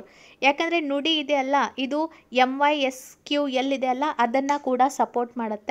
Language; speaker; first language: Kannada; native; Kannada